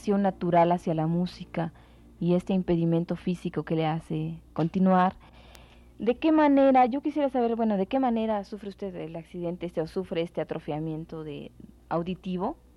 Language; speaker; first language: Spanish; native; Spanish